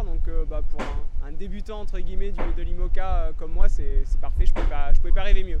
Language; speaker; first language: French; native; French